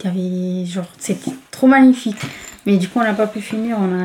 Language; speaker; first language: French; early bilingual, other home language; Kurdish